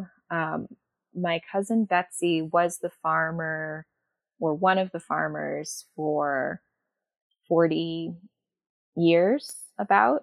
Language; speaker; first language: English; native; English